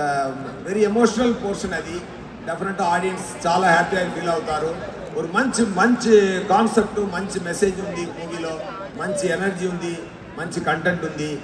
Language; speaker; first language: Telugu; non-native, learner; Tamil